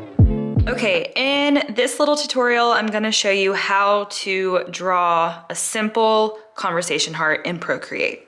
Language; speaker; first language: English; native; English